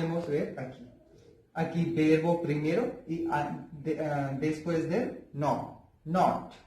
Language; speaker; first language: Spanish; non-native, learner; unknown